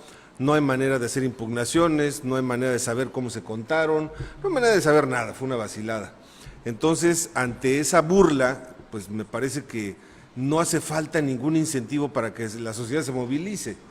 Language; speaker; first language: Spanish; native; Spanish